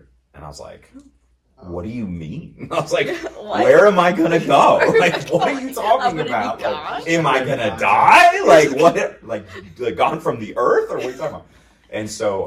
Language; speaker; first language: English; native; English